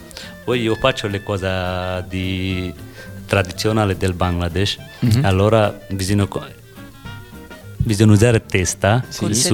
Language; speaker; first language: Italian; non-native, learner; Bangla